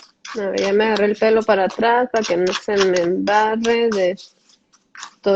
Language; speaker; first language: Spanish; early bilingual, heritage; Spanish